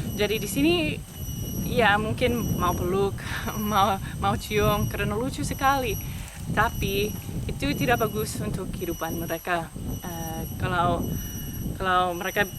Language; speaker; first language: Indonesian; non-native, fluent; English